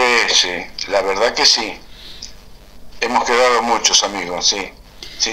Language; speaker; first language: Spanish; native; Spanish